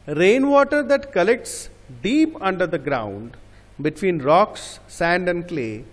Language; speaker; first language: English; non-native, local second language; Bangla